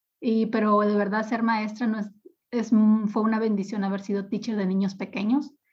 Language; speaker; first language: Spanish; native; Spanish